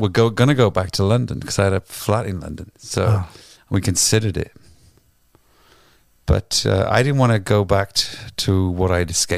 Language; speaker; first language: English; native; English